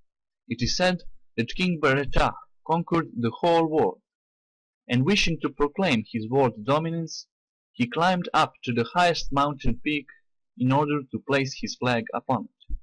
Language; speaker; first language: English; non-native, fluent; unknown